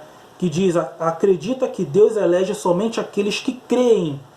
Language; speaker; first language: Portuguese; native; Portuguese